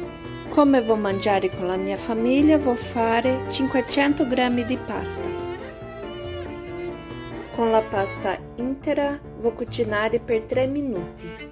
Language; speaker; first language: Italian; non-native, learner; Portuguese